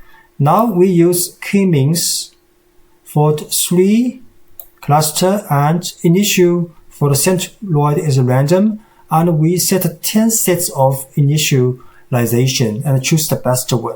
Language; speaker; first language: English; non-native, fluent; Chinese